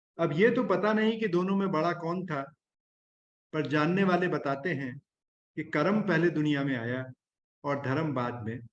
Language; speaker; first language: Hindi; native; Hindi